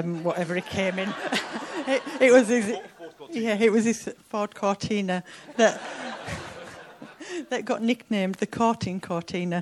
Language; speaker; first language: English; native; English